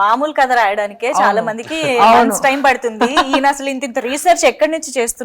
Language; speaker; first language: Telugu; native; Telugu